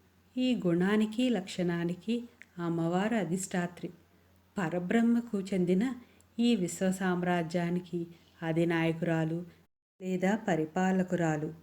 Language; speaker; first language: Telugu; native; Telugu